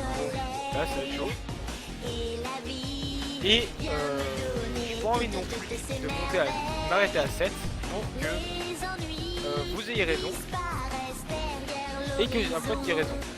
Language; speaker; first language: French; native; French